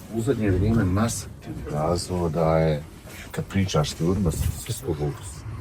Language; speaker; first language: Bosnian; native; Bosnian